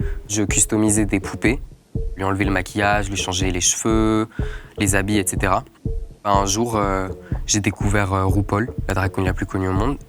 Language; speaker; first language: French; native; French